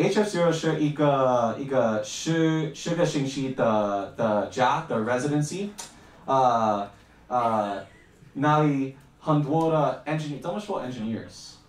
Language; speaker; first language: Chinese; non-native, learner; English